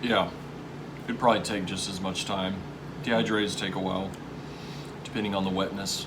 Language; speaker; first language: English; native; English